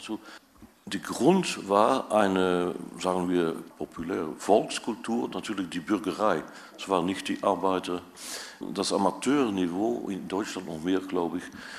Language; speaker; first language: German; non-native, fluent; Dutch